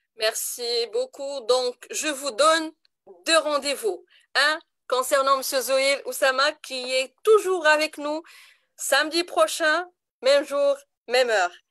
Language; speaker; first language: French; non-native, local second language; Arabic